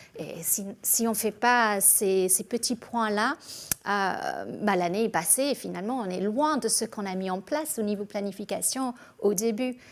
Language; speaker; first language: French; non-native, fluent; English